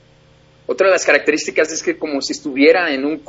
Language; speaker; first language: Spanish; native; Spanish